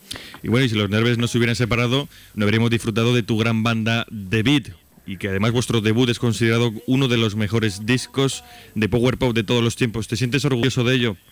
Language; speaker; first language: Spanish; native; Spanish